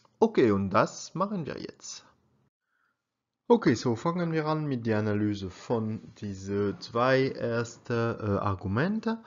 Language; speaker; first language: German; non-native, learner; French